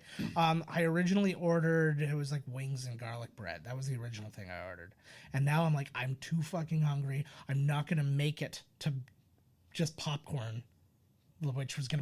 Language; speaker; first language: English; native; English